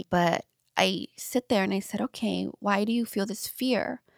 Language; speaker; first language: English; native; English